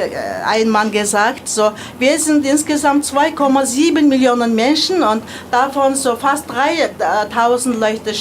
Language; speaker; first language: German; non-native, learner; Mongolian